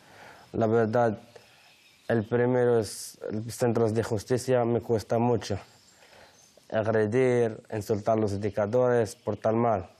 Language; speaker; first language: Spanish; non-native, learner; Arabic